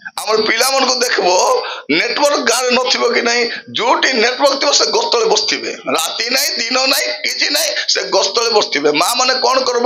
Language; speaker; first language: Odia; non-native, local second language; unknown